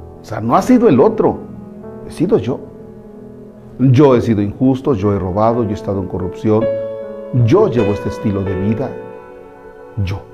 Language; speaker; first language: Spanish; native; Spanish